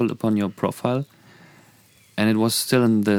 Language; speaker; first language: English; non-native, fluent; German